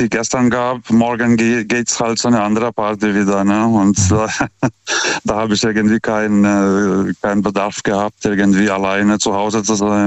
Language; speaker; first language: German; non-native, fluent; Lithuanian